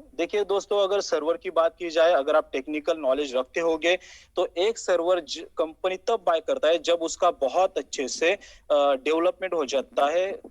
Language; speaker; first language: Hindi; non-native, local second language; Marathi